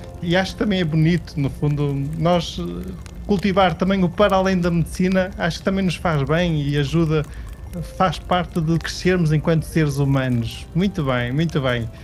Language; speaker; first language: Portuguese; early bilingual, heritage; Portuguese